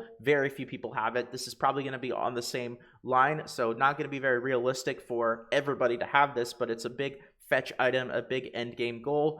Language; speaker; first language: English; native; English